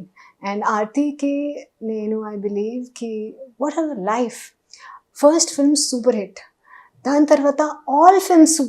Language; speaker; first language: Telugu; non-native, learner; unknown